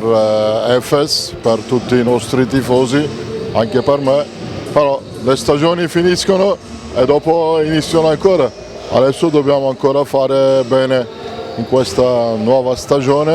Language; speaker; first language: Italian; non-native, fluent; Turkish